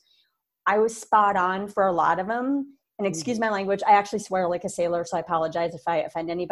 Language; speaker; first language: English; native; English